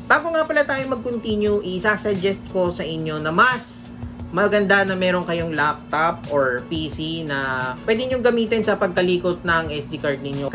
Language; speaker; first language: Filipino; native; Filipino